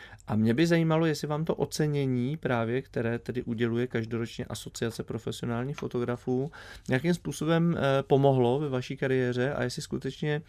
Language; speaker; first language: Czech; native; Czech